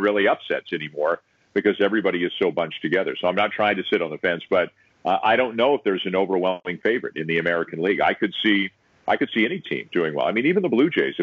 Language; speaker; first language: English; native; English